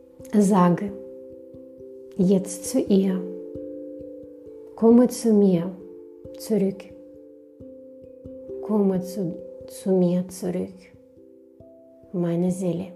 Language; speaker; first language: German; non-native, fluent; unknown